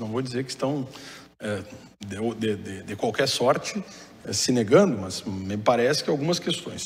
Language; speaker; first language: Portuguese; native; Portuguese